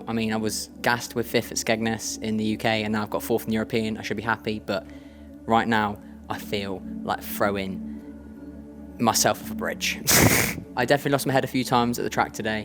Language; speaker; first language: English; native; English